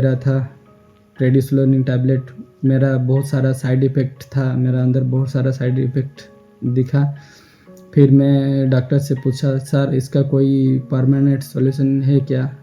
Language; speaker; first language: Hindi; non-native, local second language; Odia